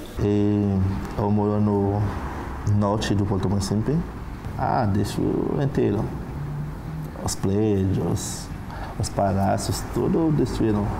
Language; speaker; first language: Portuguese; non-native, learner; Haitian Creole